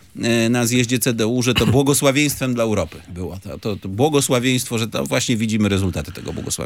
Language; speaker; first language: Polish; native; Polish